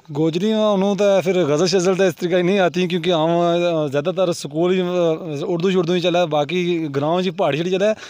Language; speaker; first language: Punjabi; non-native, local second language; Gujari